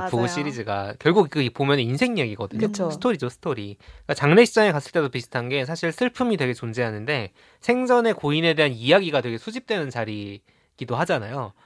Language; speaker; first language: Korean; native; Korean